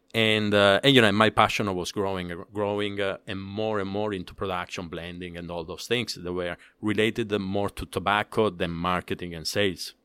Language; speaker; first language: English; non-native, fluent; Italian